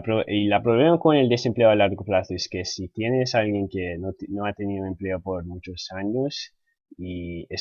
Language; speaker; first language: Spanish; non-native, fluent; English